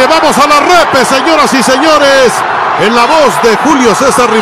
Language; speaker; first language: Spanish; native; Spanish